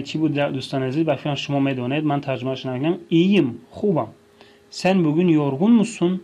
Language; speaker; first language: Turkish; non-native, fluent; Tajik